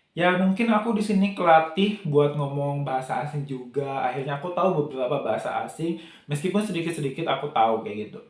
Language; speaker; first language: Indonesian; native; Indonesian